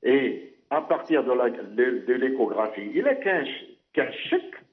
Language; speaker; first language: French; non-native, local second language; Arabic